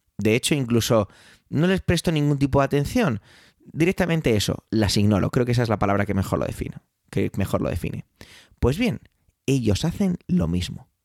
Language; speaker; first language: Spanish; early bilingual, other home language; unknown